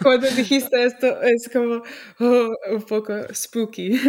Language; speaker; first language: Spanish; non-native, fluent; English